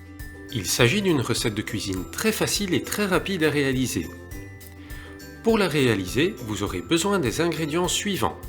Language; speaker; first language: French; native; French